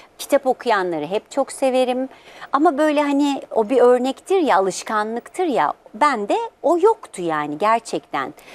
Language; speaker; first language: Turkish; native; Turkish